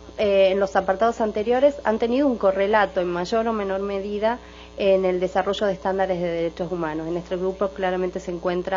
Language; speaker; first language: Spanish; native; Spanish